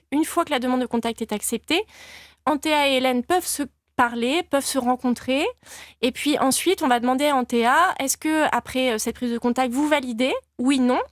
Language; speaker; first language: French; native; French